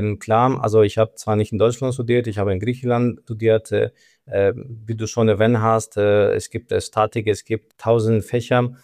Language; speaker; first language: German; non-native, fluent; Greek